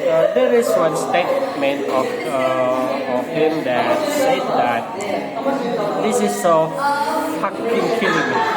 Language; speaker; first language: English; non-native, learner; Indonesian